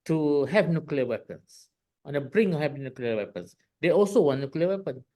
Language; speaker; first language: English; non-native, local second language; Malay